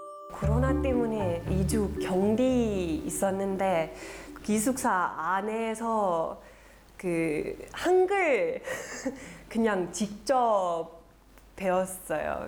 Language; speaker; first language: Korean; non-native, fluent; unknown